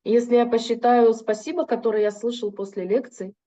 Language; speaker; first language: Russian; native; Russian